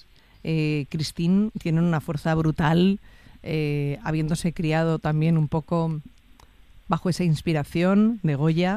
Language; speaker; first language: Spanish; native; Spanish